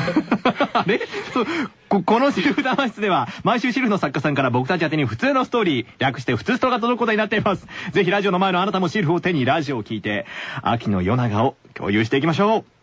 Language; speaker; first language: Japanese; native; Japanese